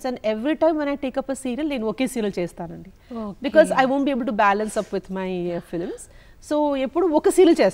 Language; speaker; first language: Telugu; non-native, local second language; Malayalam